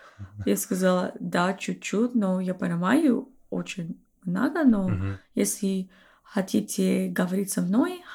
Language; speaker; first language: Russian; non-native, learner; English